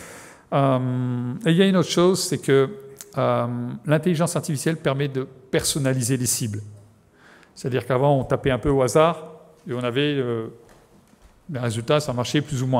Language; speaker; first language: French; native; French